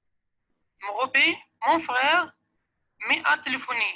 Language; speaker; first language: French; non-native, learner; Arabic